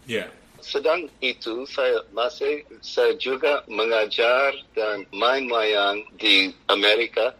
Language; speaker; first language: Indonesian; non-native, fluent; English